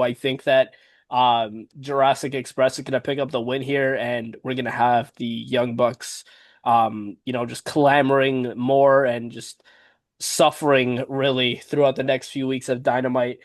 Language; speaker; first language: English; native; English